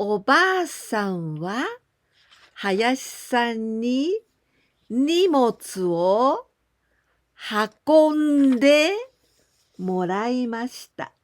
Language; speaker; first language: Japanese; non-native, fluent; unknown